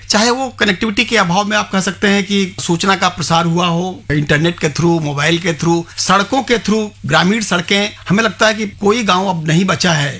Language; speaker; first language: Hindi; native; Hindi